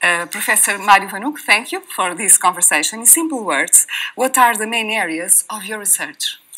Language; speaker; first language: English; non-native, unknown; Portuguese